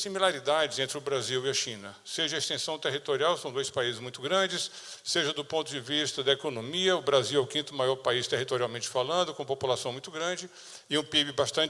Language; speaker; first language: Portuguese; native; Portuguese